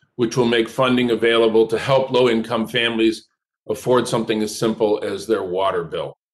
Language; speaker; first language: English; native; English